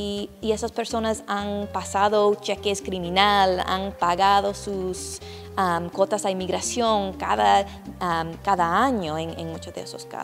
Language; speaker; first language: Spanish; non-native, fluent; English